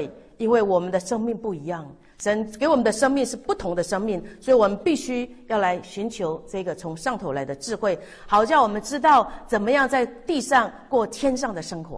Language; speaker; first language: Chinese; native; Chinese